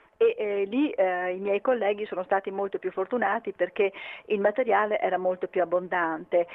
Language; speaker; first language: Italian; native; Italian